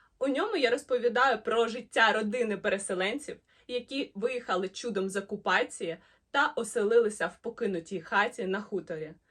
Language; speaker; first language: Ukrainian; non-native, local second language; Russian